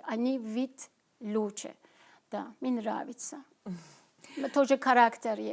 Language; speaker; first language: Russian; non-native, learner; Turkish